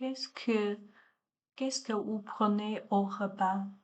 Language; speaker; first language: French; non-native, learner; Chinese